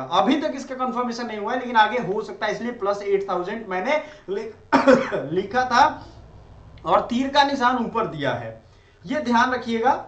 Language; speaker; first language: Hindi; native; Hindi